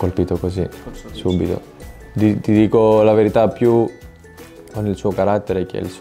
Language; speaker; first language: Italian; non-native, fluent; Greek